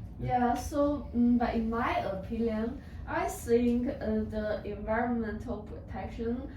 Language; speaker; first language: English; non-native, learner; Chinese